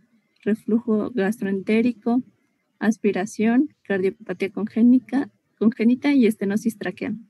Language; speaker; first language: Spanish; native; Spanish